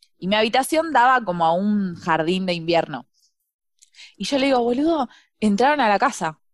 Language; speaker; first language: Spanish; native; Spanish